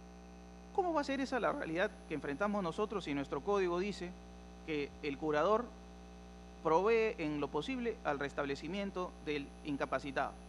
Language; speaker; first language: Spanish; native; Spanish